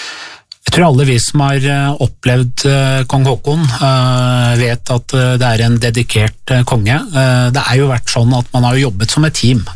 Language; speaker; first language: Norwegian; native; Norwegian